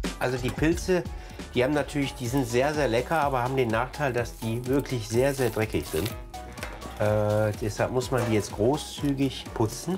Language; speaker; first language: German; native; German